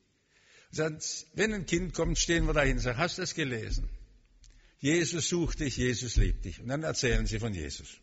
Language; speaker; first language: German; native; German